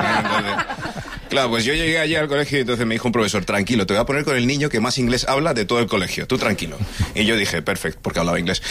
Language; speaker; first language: Spanish; early bilingual, other home language; English